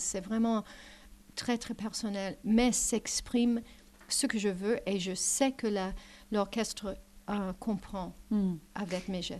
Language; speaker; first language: French; non-native, learner; English